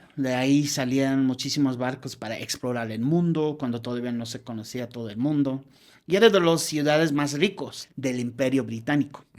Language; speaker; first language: Spanish; non-native, fluent; English